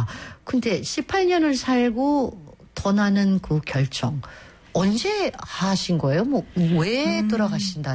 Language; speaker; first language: Korean; native; Korean